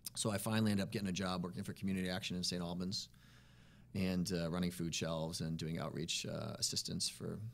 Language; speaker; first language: English; native; English